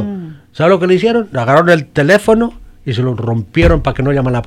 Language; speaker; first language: Spanish; native; Spanish